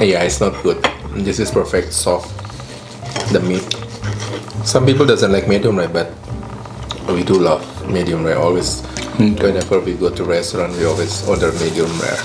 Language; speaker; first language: English; non-native, fluent; Indonesian